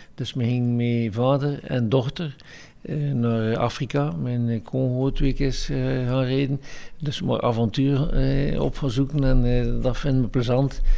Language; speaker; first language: Dutch; native; Dutch